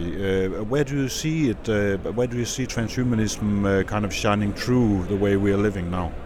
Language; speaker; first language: English; non-native, fluent; Danish